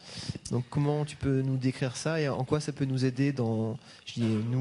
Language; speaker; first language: French; native; French